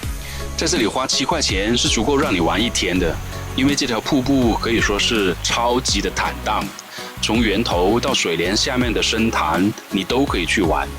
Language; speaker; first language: Chinese; native; Chinese